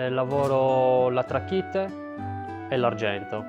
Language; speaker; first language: Italian; early bilingual, other home language; German